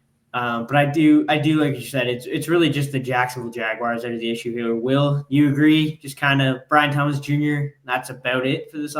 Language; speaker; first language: English; native; English